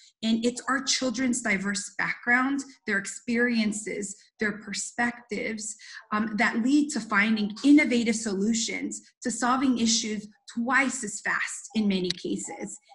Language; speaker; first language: English; early bilingual, other home language; Spanish